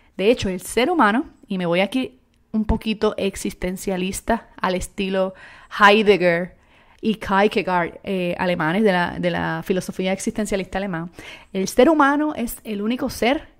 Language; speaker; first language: Spanish; native; Spanish